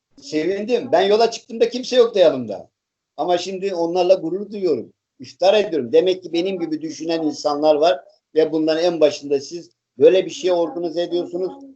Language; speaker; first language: Turkish; native; Turkish